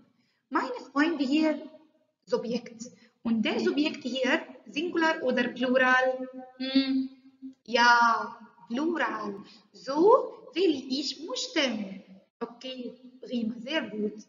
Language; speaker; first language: German; non-native, learner; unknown